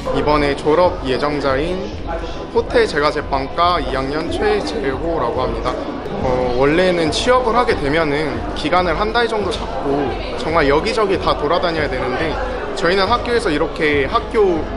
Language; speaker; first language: Korean; native; Korean